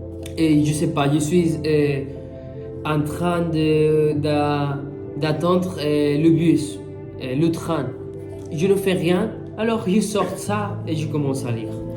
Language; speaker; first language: French; non-native, fluent; Spanish